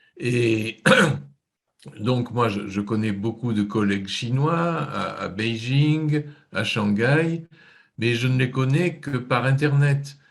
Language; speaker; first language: French; native; French